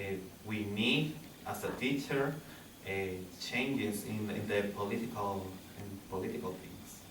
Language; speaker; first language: English; non-native, learner; Spanish